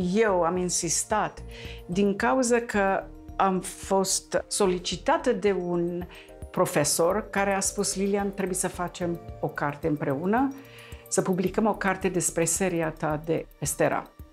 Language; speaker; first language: Romanian; native; Romanian